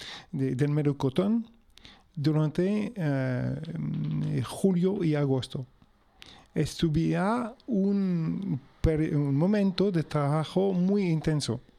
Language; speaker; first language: Spanish; non-native, fluent; French